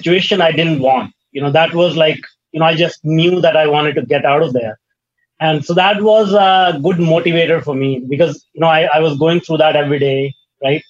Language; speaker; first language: English; non-native, local second language; Hindi